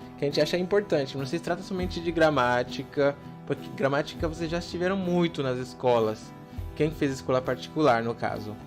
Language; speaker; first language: Portuguese; non-native, fluent; English